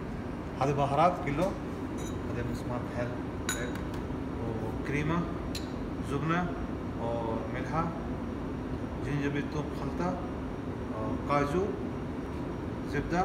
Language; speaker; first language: Arabic; non-native, learner; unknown